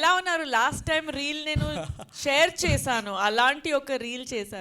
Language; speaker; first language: Telugu; non-native, fluent; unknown